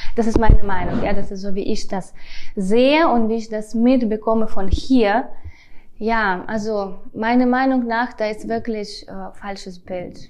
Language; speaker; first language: German; non-native, fluent; Russian